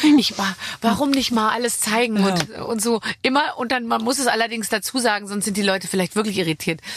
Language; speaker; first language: German; native; German